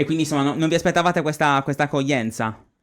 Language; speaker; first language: Italian; native; Italian